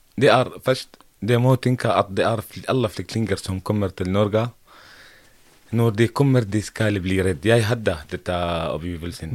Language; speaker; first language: Norwegian; non-native, learner; Arabic